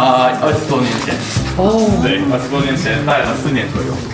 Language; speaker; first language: Chinese; non-native, fluent; Korean